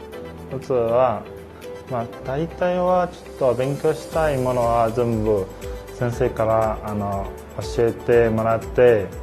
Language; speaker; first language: Japanese; non-native, fluent; Chinese